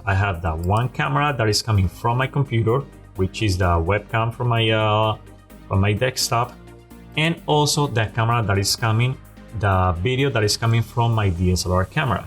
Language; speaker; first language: English; non-native, fluent; Spanish